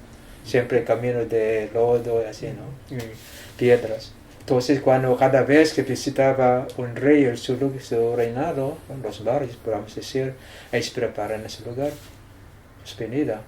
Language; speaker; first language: Spanish; non-native, fluent; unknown